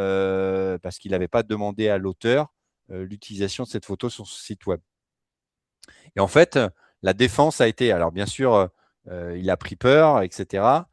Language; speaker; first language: French; native; French